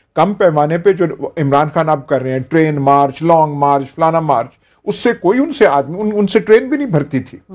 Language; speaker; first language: Urdu; native; Urdu